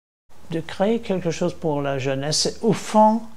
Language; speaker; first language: French; non-native, fluent; English